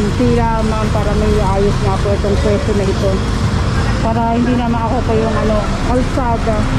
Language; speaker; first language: Filipino; native; Filipino